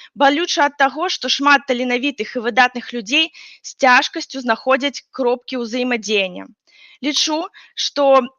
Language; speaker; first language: Belarusian; non-native, local second language; Russian